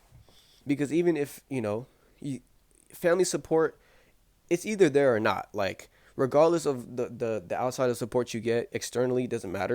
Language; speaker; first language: English; native; English